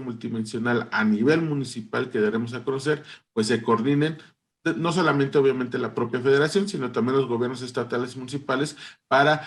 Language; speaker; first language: Spanish; native; Spanish